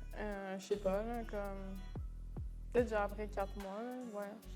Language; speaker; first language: French; native; French